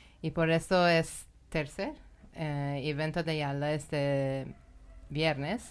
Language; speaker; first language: Spanish; non-native, learner; Persian